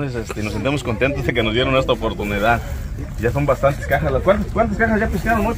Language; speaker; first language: Spanish; native; Spanish